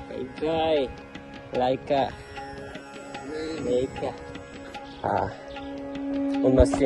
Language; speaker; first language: Spanish; non-native, learner; Polish